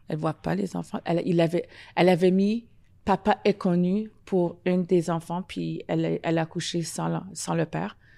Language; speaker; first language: French; native; French